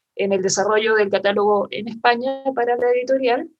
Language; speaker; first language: Spanish; native; Spanish